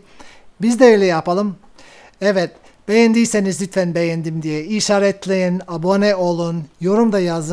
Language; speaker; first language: Turkish; non-native, fluent; English